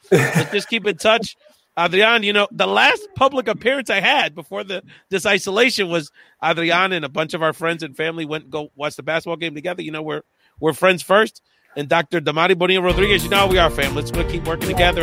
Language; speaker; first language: English; early bilingual, other home language; Spanish